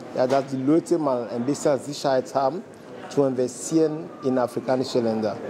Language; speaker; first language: German; non-native, fluent; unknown